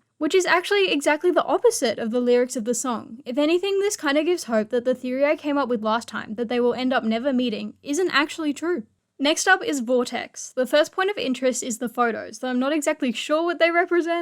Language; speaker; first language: English; native; English